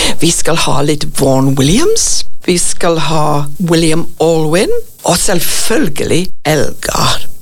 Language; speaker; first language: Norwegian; non-native, fluent; English